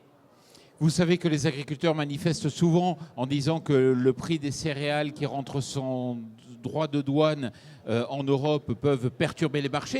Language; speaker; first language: French; native; French